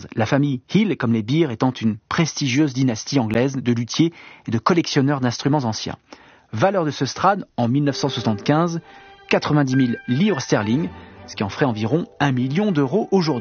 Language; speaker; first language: French; native; French